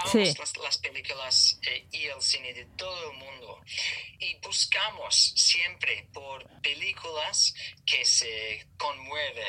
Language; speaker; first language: Spanish; non-native, learner; English